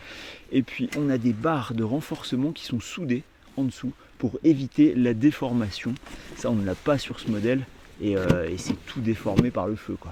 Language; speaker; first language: French; native; French